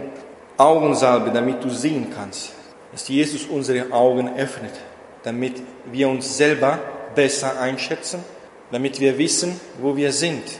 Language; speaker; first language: German; non-native, fluent; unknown